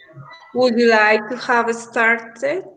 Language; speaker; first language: English; non-native, learner; Spanish